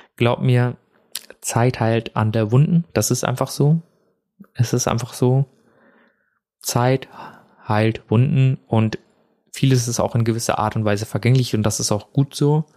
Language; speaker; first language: German; early bilingual, other home language; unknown